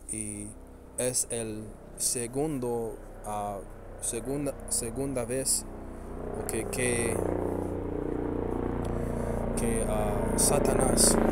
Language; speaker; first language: Spanish; early bilingual, heritage; Spanish